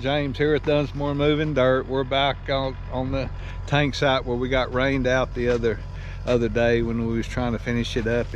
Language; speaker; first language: English; native; English